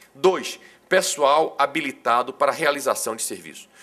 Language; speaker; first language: Portuguese; native; Portuguese